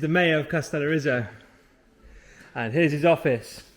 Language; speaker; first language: English; native; English